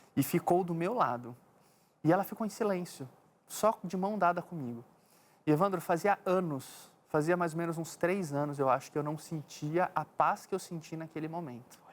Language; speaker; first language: Portuguese; native; Portuguese